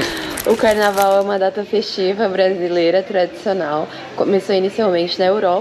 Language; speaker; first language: Portuguese; native; Portuguese